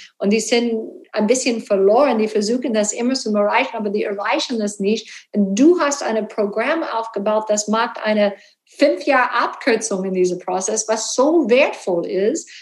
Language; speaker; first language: German; non-native, learner; English